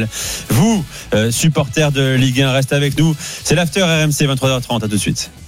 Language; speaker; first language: French; native; French